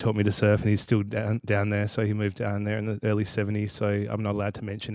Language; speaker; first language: English; native; English